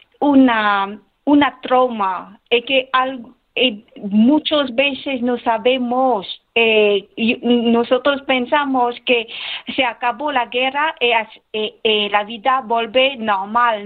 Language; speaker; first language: Spanish; non-native, learner; Khmer